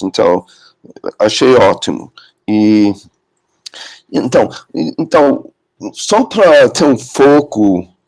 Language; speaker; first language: Portuguese; non-native, learner; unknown